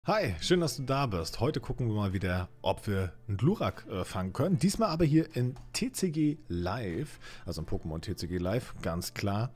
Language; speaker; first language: German; native; German